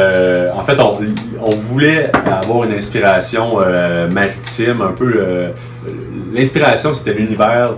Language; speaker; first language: French; native; French